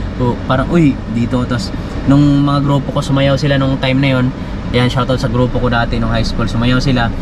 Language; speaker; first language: Filipino; non-native, local second language; Cebuano